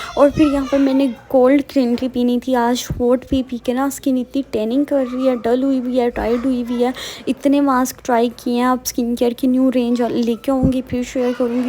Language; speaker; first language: Urdu; native; Urdu